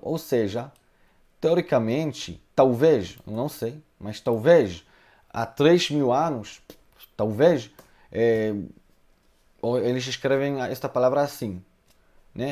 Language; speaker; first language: Portuguese; non-native, fluent; Hebrew